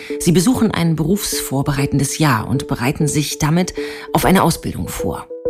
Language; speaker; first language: German; native; German